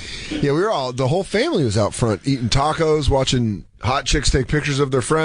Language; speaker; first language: English; native; English